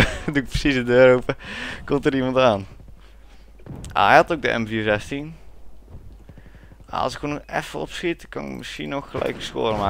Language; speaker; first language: Dutch; native; Dutch